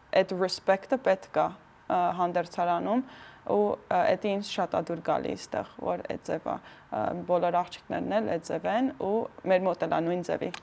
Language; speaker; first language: Armenian; early bilingual, heritage; Armenian